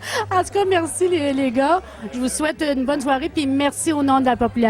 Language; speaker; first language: French; native; French